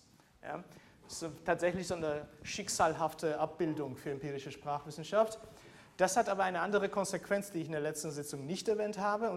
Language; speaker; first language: German; non-native, fluent; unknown